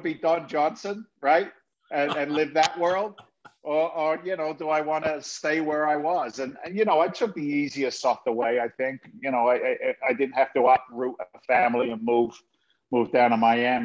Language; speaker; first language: English; native; English